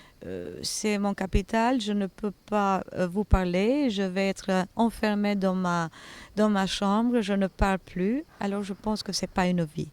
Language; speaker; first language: French; non-native, fluent; Albanian